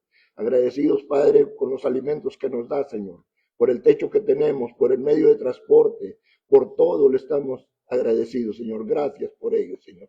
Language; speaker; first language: Spanish; native; Spanish